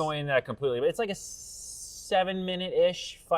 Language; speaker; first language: English; native; English